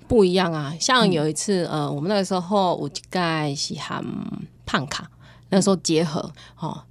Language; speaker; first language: Chinese; native; Chinese